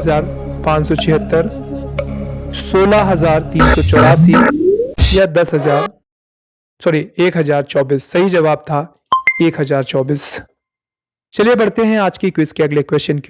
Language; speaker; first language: Hindi; native; Hindi